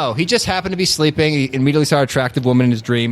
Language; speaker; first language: English; native; English